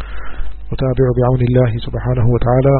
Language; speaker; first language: Arabic; native; Arabic